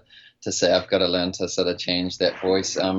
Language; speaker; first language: English; native; English